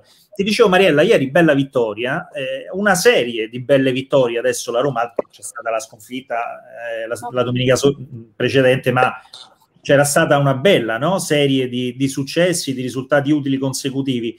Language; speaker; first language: Italian; native; Italian